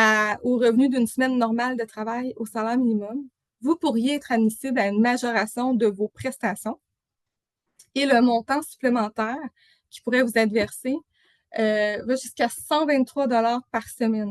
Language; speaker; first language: French; native; French